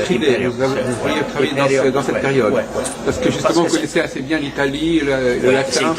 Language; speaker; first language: French; native; French